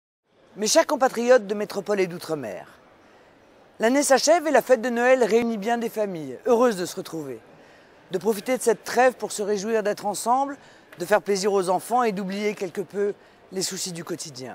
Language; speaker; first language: French; native; French